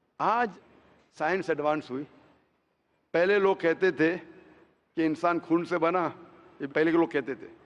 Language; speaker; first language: Hindi; non-native, local second language; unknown